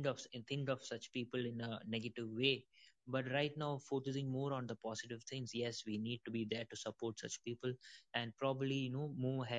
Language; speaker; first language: English; non-native, local second language; Malayalam